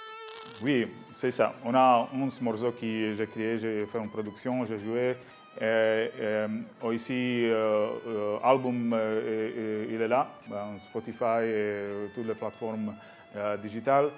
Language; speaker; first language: French; non-native, learner; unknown